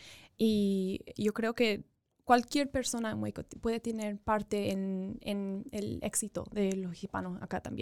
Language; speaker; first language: Spanish; early bilingual, other home language; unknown